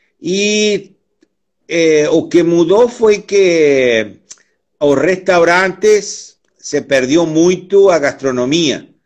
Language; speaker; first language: Portuguese; non-native, learner; Spanish